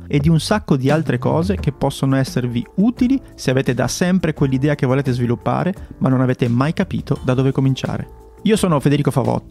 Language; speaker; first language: Italian; native; Italian